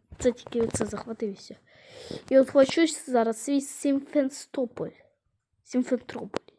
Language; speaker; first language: Ukrainian; non-native, local second language; Russian